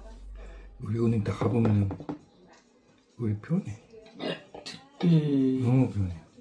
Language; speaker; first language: Korean; non-native, learner; Filipino